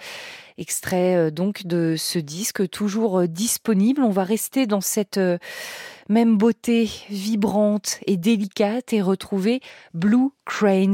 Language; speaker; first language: French; native; French